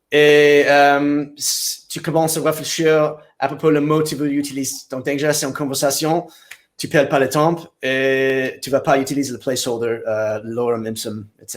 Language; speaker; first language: French; non-native, fluent; English